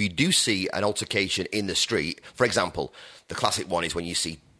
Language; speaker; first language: English; native; English